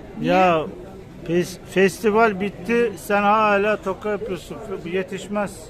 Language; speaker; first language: Turkish; native; Turkish